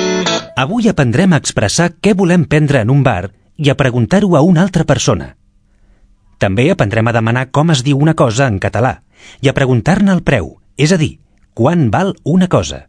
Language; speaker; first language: Catalan; native; Catalan